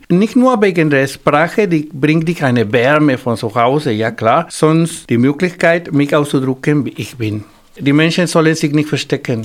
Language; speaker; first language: German; non-native, fluent; Spanish